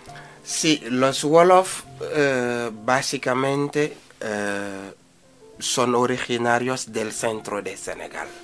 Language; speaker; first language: Spanish; non-native, fluent; Wolof